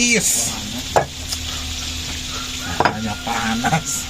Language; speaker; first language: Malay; non-native, local second language; Sundanese